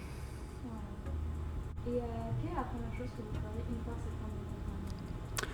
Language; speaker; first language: French; native; French